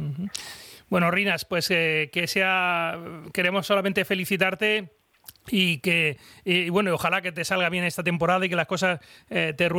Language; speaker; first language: Spanish; native; Spanish